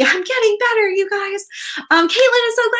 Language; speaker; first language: English; native; English